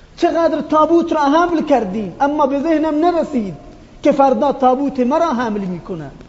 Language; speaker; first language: Persian; non-native, local second language; Baluchi